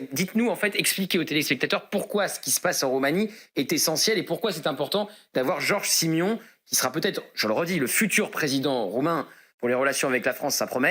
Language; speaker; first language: French; native; French